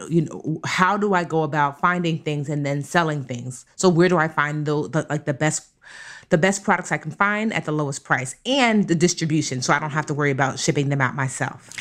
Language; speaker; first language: English; native; English